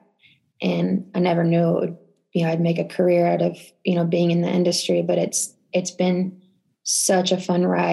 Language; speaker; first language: English; native; English